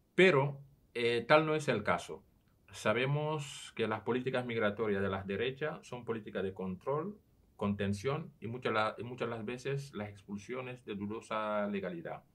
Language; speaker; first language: Spanish; non-native, fluent; Serer